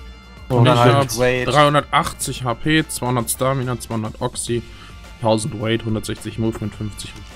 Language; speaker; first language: German; native; German